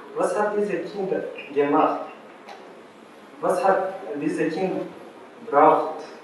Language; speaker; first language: German; non-native, learner; Arabic